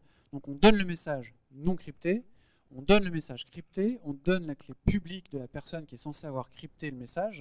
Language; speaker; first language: French; native; French